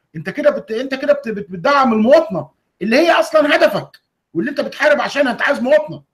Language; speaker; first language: Arabic; native; Arabic